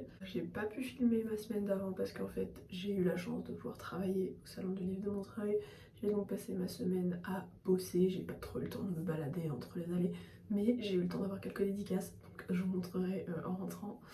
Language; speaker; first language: French; native; French